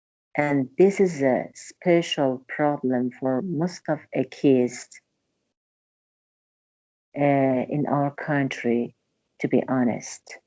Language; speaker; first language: English; non-native, learner; Persian